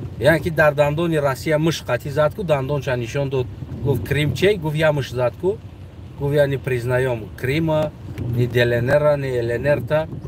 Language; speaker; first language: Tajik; non-native, local second language; Uzbek